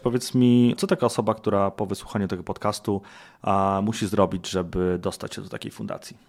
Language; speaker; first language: Polish; native; Polish